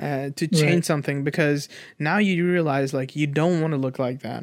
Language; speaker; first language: English; non-native, local second language; Nepali